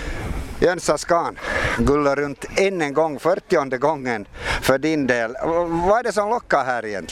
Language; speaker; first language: Swedish; native; Swedish